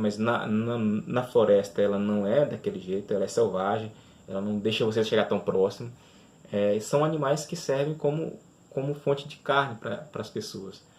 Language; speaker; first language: Portuguese; native; Portuguese